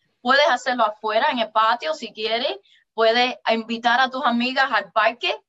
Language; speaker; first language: Spanish; early bilingual, heritage; English